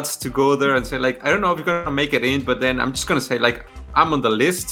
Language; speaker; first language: English; non-native, fluent; Spanish